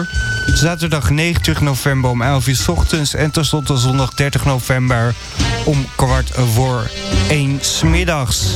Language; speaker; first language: Dutch; native; Dutch